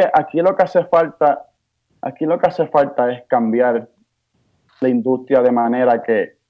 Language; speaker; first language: Spanish; native; Spanish